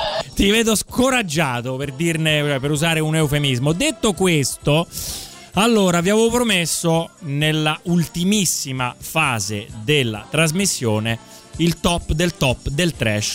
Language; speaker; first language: Italian; native; Italian